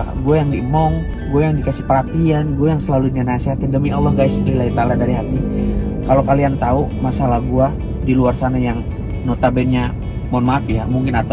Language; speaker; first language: Indonesian; native; Indonesian